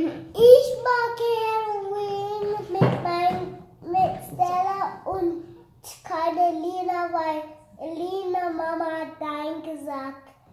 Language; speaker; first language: German; early bilingual, other home language; English